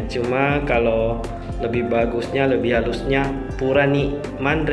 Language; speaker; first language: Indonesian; non-native, local second language; Buginese